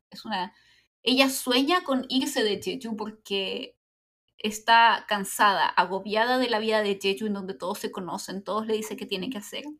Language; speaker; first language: Spanish; native; Spanish